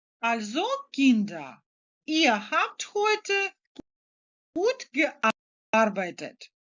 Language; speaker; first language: German; non-native, fluent; Ukrainian